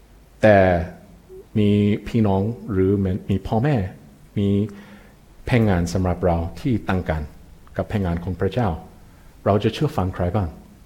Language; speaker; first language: Thai; non-native, fluent; English